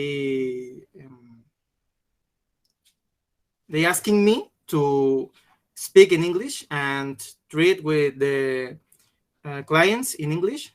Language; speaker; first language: English; non-native, learner; Spanish